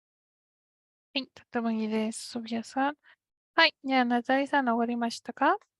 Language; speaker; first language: Japanese; non-native, fluent; Spanish